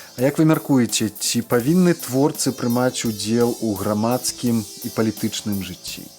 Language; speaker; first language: Belarusian; native; Belarusian